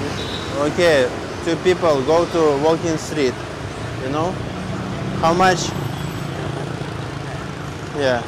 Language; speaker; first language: English; non-native, learner; Russian